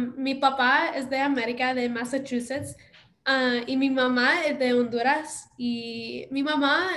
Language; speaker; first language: Spanish; early bilingual, other home language; English